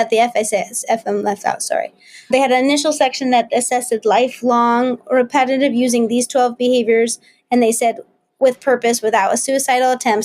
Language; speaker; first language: English; native; English